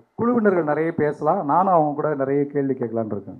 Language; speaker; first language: Tamil; native; Tamil